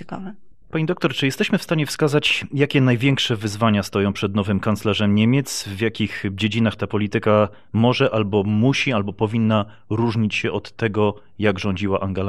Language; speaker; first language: Polish; native; Polish